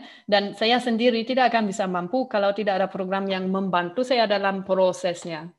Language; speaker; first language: Indonesian; non-native, fluent; German